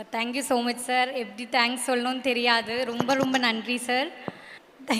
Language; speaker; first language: Tamil; non-native, learner; Malayalam